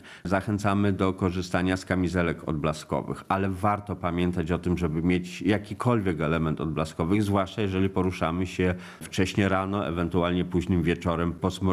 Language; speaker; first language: Polish; native; Polish